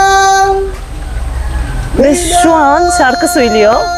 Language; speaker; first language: Turkish; non-native, fluent; Bulgarian